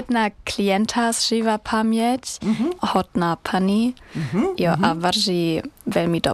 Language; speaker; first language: Czech; non-native, learner; German